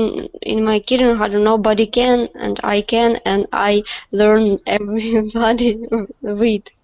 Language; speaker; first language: English; non-native, learner; Russian